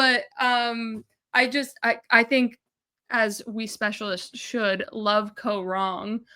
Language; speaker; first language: English; native; English